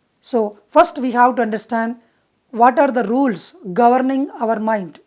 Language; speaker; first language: English; non-native, local second language; Telugu